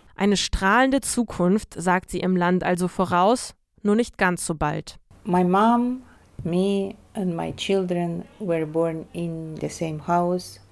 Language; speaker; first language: German; non-native, fluent; Russian